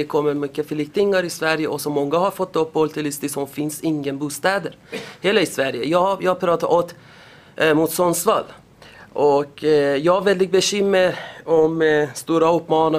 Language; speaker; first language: Swedish; non-native, learner; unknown